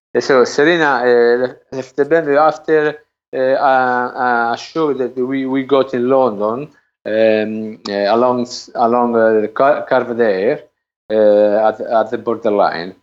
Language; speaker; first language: English; non-native, learner; Italian